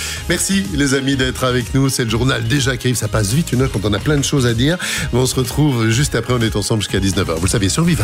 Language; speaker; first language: French; native; French